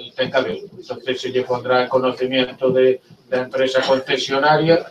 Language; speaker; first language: Spanish; non-native, local second language; Galician